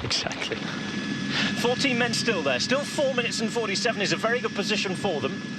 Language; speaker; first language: English; native; English